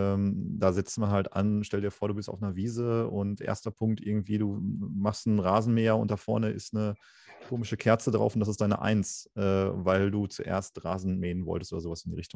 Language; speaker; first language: German; native; German